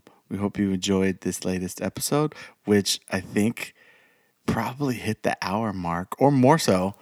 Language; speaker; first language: English; early bilingual, other home language; Spanish